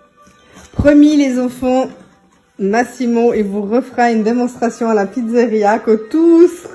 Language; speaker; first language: French; native; French